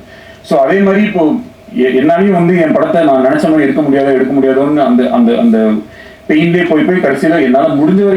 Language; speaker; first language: Tamil; native; Tamil